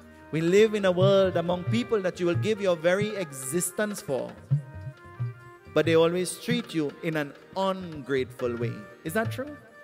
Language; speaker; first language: English; native; English